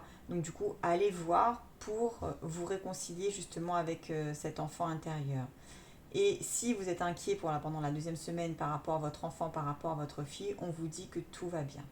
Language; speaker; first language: French; native; French